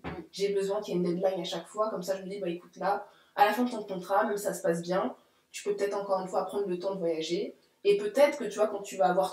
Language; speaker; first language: French; native; French